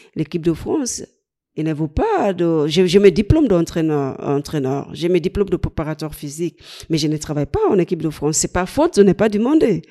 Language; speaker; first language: French; non-native, fluent; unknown